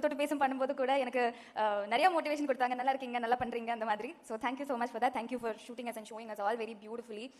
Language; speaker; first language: Tamil; non-native, fluent; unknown